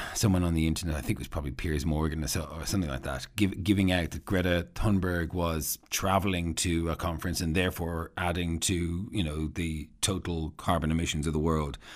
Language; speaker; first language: English; native; English